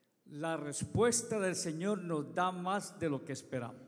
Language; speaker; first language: Spanish; native; Spanish